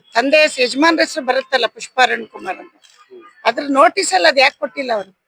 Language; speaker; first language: Kannada; native; Kannada